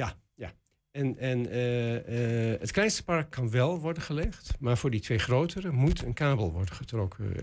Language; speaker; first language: Dutch; native; Dutch